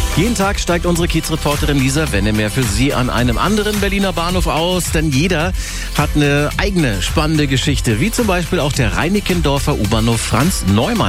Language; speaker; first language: German; native; German